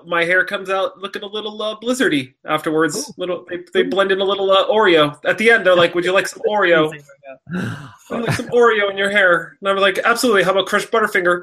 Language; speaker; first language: English; native; English